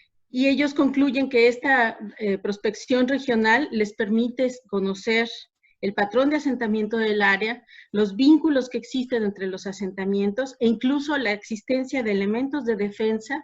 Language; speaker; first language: Spanish; native; Spanish